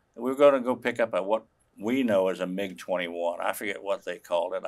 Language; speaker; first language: English; native; English